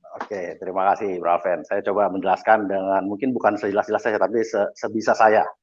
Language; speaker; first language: Indonesian; native; Indonesian